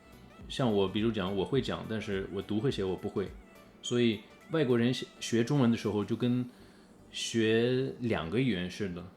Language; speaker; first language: Chinese; early bilingual, heritage; English